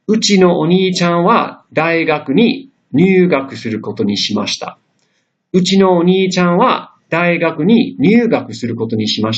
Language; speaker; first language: Japanese; non-native, fluent; English